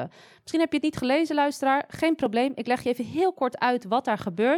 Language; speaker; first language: Dutch; native; Dutch